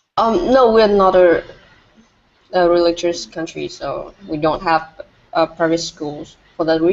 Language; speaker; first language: English; non-native, fluent; Vietnamese